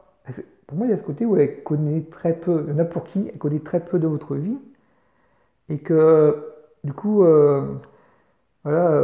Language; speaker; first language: French; native; French